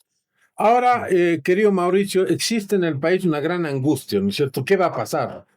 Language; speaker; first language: Spanish; native; Spanish